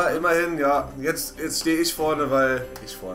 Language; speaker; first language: German; native; German